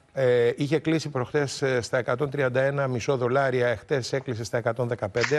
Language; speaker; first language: Greek; native; Greek